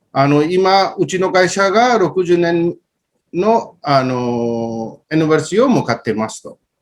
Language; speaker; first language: Japanese; non-native, fluent; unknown